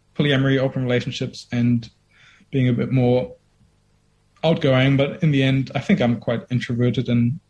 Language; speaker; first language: English; non-native, fluent; German